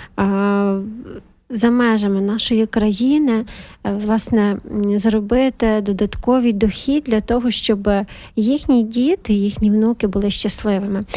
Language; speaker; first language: Ukrainian; native; Ukrainian